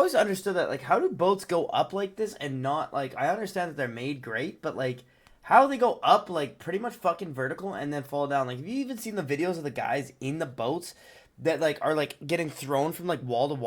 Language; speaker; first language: English; native; English